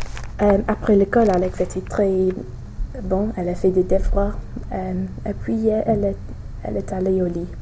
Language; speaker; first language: French; non-native, learner; English